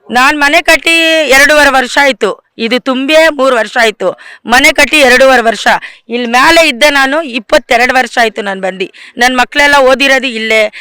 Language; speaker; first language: Kannada; non-native, local second language; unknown